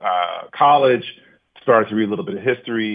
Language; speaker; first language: English; native; English